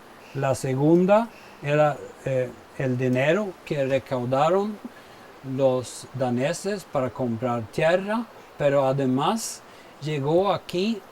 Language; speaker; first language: Spanish; non-native, fluent; Swedish